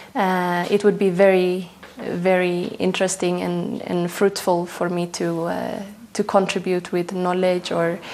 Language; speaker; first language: English; non-native, fluent; Tigrinya